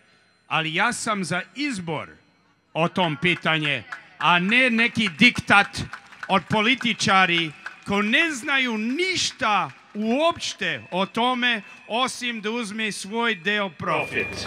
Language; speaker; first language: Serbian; early bilingual, heritage; Serbian